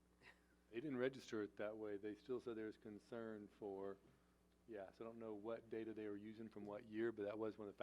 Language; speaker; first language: English; native; English